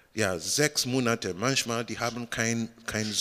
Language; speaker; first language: German; non-native, learner; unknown